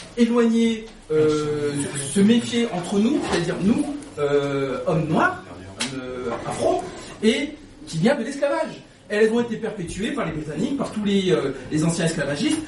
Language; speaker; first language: French; non-native, local second language; Lingala